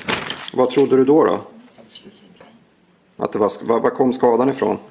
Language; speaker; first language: Swedish; native; Swedish